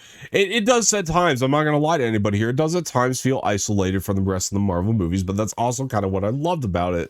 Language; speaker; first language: English; native; English